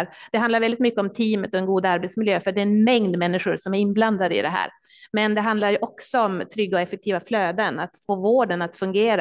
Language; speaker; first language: Swedish; native; Swedish